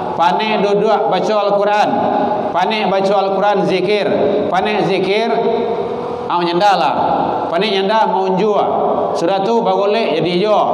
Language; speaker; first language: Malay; non-native, local second language; Minangkabau